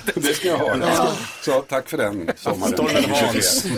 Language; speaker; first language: Swedish; native; Swedish